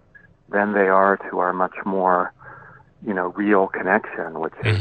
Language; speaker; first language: English; native; English